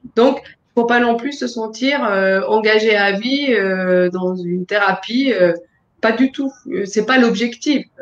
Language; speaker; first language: French; non-native, fluent; Spanish